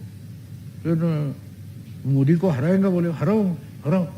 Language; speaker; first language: Hindi; non-native, local second language; Marathi